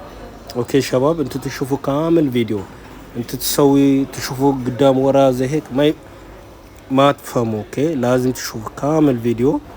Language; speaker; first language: Arabic; non-native, learner; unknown